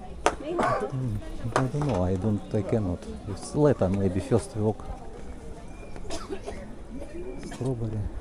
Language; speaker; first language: English; non-native, learner; Russian